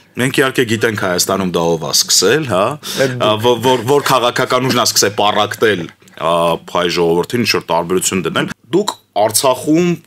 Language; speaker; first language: Armenian; native; Armenian